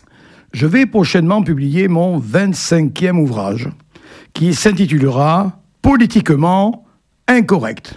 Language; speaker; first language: French; native; French